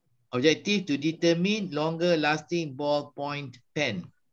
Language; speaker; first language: English; non-native, local second language; Malay